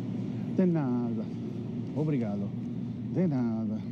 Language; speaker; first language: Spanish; non-native, learner; English